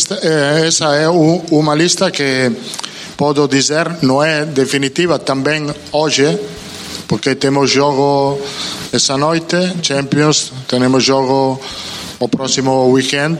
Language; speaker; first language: Portuguese; non-native, learner; Italian